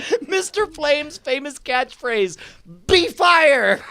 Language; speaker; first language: English; native; English